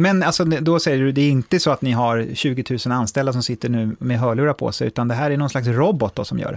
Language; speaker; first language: Swedish; native; Swedish